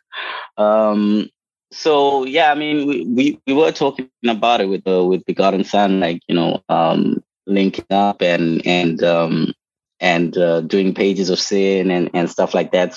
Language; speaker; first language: English; non-native, local second language; Shona